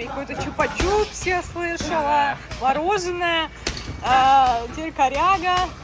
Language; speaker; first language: Russian; native; Russian